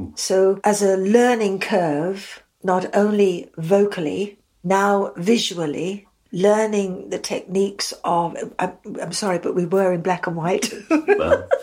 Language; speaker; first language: English; native; English